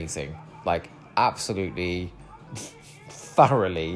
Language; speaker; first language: English; native; English